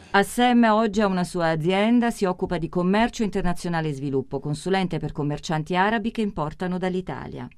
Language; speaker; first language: Italian; native; Italian